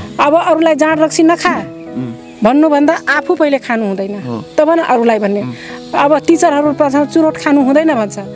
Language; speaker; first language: Nepali; non-native, local second language; Dangaura Tharu